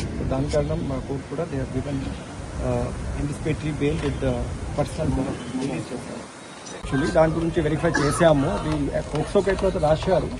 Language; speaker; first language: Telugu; non-native, learner; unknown